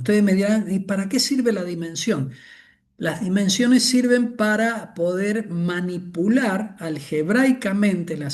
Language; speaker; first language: Spanish; native; Spanish